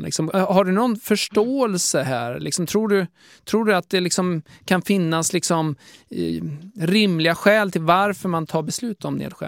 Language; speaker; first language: Swedish; native; Swedish